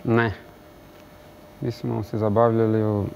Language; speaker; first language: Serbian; non-native, learner; Portuguese